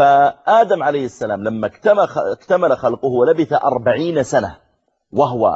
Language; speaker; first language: Arabic; native; Arabic